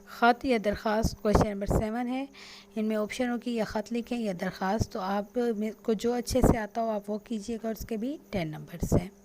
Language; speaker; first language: Urdu; native; Urdu